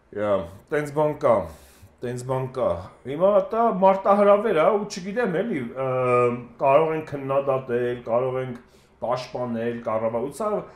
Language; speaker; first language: Armenian; native; Armenian